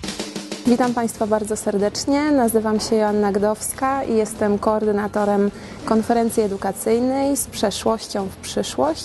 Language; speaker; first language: Polish; native; Polish